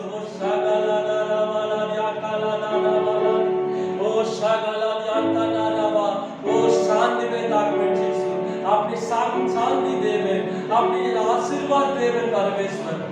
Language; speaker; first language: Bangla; non-native, learner; Hindi